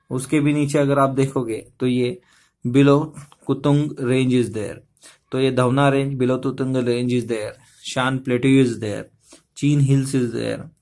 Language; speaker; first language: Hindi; non-native, local second language; Marathi